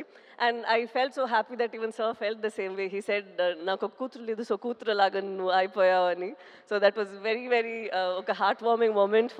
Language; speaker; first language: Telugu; non-native, local second language; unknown